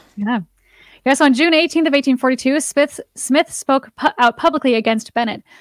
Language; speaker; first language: English; native; English